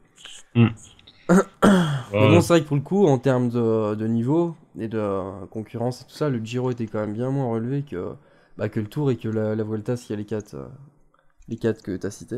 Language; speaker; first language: French; native; French